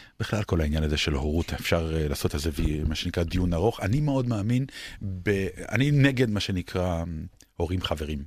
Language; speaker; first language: Hebrew; native; Hebrew